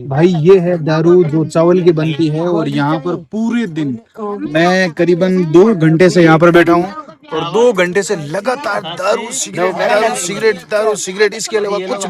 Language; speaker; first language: Hindi; native; Hindi